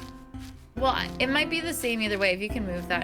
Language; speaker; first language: English; native; English